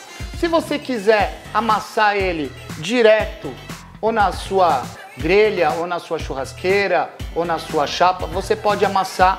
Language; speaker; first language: Portuguese; native; Portuguese